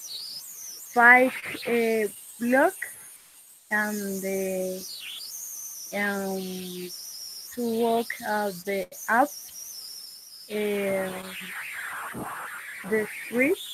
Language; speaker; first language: English; non-native, learner; Spanish